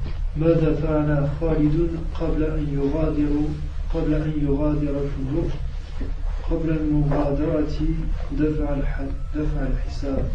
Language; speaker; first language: Arabic; non-native, learner; French